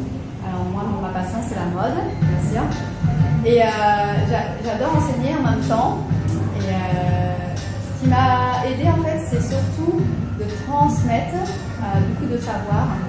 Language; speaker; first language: French; early bilingual, other home language; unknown